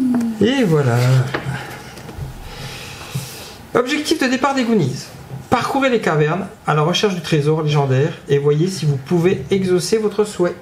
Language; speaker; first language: French; native; French